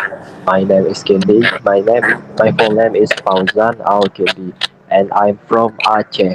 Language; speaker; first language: English; non-native, learner; Indonesian